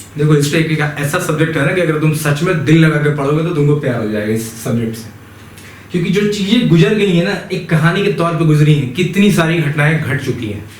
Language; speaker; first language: Hindi; native; Hindi